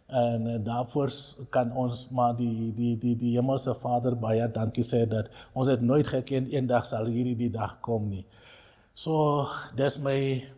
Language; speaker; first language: Afrikaans; non-native, local second language; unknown